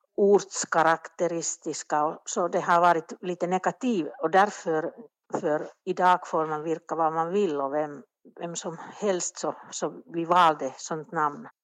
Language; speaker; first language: Swedish; non-native, local second language; Finnish